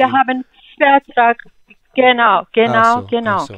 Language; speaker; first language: German; non-native, fluent; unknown